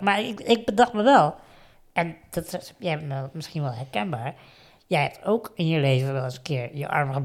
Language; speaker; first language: Dutch; native; Dutch